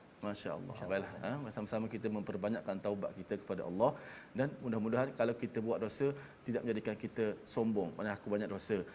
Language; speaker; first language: Malay; native; Malay